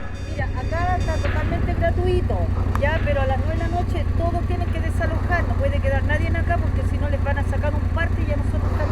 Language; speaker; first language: Spanish; native; Spanish